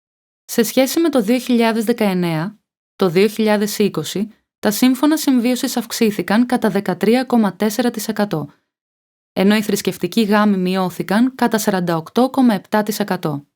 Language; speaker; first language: Greek; native; Greek